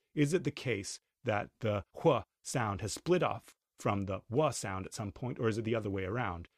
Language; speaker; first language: English; non-native, fluent; Spanish